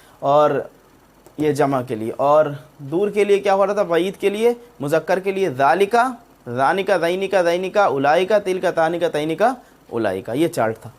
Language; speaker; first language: Urdu; native; Urdu